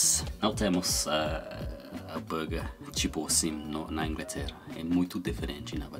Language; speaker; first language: Portuguese; non-native, learner; English